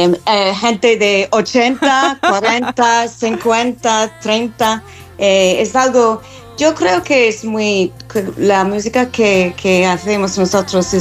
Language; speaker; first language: Spanish; non-native, fluent; English